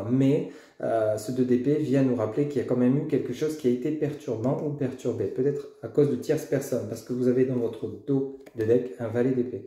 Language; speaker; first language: French; native; French